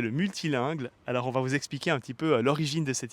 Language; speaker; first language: French; native; French